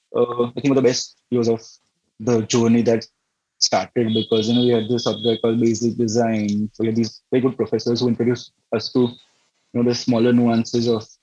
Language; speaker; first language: English; non-native, local second language; Gujarati